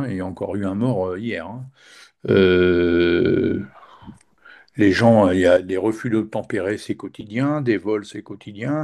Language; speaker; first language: French; native; French